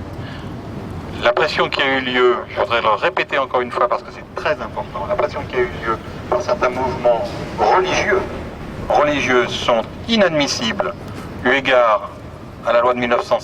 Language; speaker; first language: French; native; French